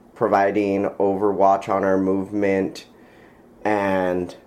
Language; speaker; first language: English; early bilingual, other home language; Spanish